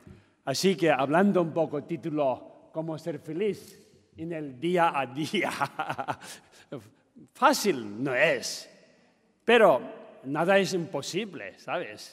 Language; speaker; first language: Spanish; non-native, learner; Tibetan